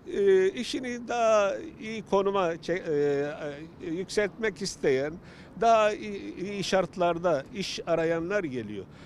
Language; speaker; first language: Turkish; non-native, fluent; Arabic